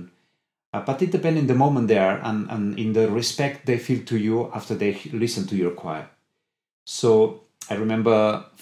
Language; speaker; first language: English; non-native, fluent; Spanish